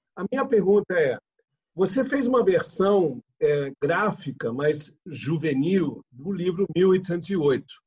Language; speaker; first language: Portuguese; non-native, fluent; English